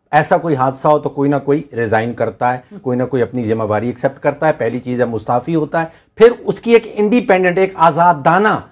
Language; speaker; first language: Urdu; native; Urdu